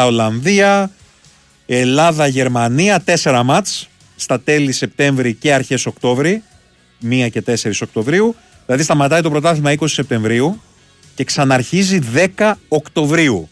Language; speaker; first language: Greek; native; Greek